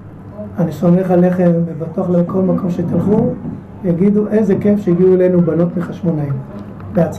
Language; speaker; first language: Hebrew; native; Hebrew